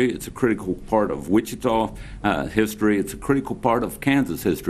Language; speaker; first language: English; native; English